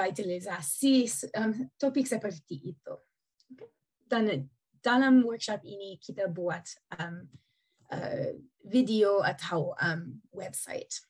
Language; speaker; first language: Indonesian; non-native, learner; English